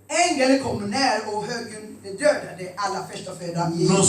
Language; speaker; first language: Swedish; non-native, fluent; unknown